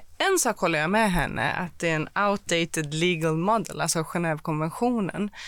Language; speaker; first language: Swedish; early bilingual, other home language; Persian